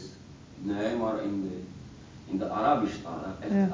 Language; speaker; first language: Dutch; non-native, learner; Arabic